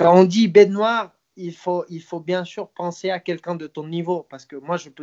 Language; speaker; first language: French; non-native, fluent; Spanish